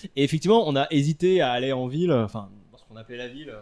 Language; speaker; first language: French; native; French